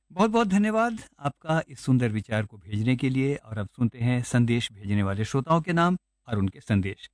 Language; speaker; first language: Hindi; native; Hindi